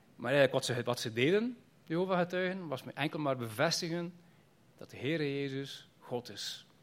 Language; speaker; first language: Dutch; native; Dutch